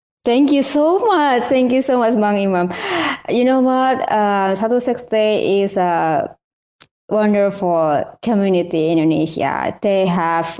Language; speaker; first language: English; non-native, learner; Indonesian